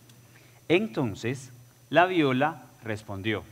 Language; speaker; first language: Spanish; native; Spanish